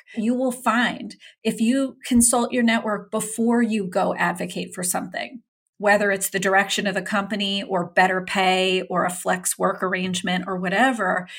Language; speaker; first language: English; early bilingual, other home language; Urdu